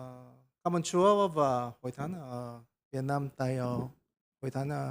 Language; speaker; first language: Vietnamese; non-native, learner; Korean